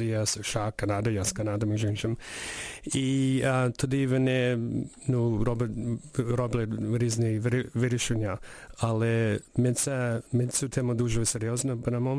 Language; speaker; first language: Ukrainian; early bilingual, heritage; Ukrainian